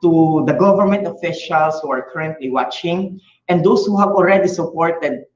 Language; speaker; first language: English; non-native, local second language; Filipino